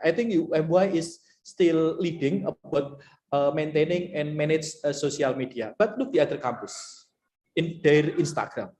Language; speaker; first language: English; non-native, learner; Indonesian